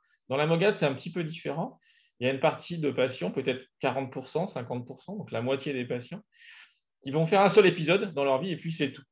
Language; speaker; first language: French; native; French